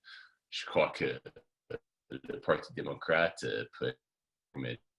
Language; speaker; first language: French; non-native, fluent; English